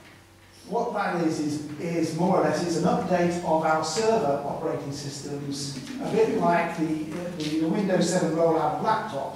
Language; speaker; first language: English; native; English